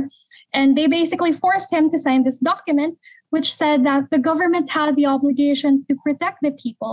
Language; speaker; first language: English; non-native, local second language; Hiligaynon